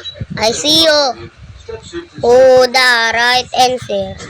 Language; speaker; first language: English; non-native, learner; Filipino